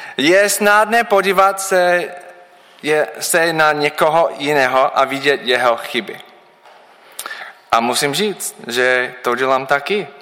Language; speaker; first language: Czech; non-native, learner; English